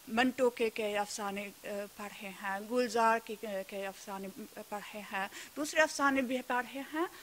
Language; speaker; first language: Urdu; non-native, fluent; German